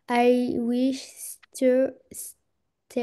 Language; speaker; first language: English; non-native, learner; French